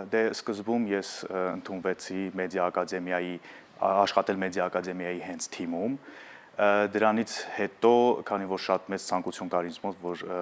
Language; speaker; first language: Armenian; early bilingual, heritage; Armenian